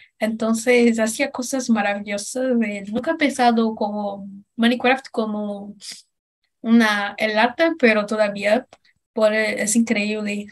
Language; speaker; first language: Spanish; non-native, learner; Portuguese